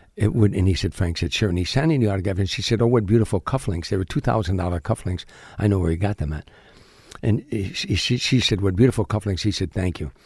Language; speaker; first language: English; native; English